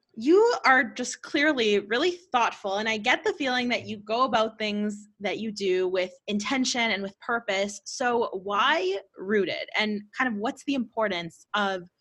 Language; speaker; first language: English; native; English